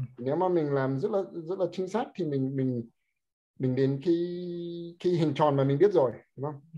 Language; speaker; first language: Vietnamese; non-native, fluent; English